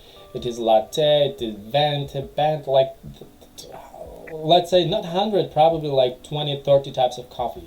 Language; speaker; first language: English; non-native, fluent; Tajik